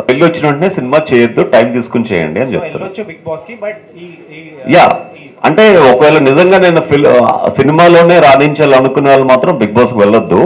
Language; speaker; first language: Telugu; native; Telugu